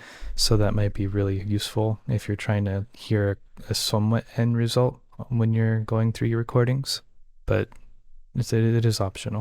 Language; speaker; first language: English; native; English